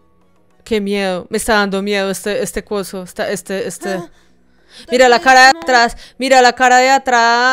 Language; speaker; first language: Spanish; native; Spanish